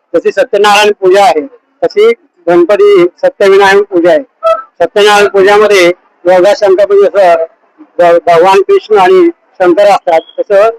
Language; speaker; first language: Marathi; native; Marathi